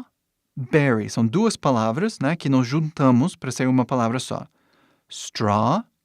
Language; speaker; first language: Portuguese; non-native, fluent; English